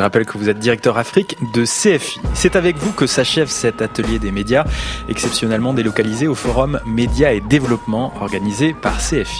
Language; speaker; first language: French; native; French